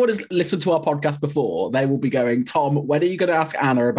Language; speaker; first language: English; native; English